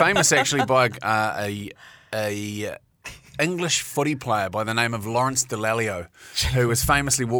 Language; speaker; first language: English; native; English